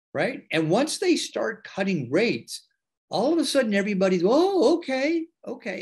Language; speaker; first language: English; native; English